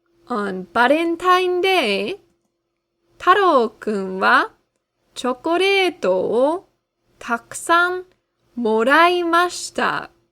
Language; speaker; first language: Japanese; non-native, fluent; English